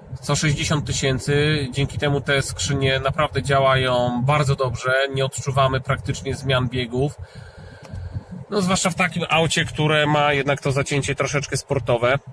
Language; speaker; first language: Polish; native; Polish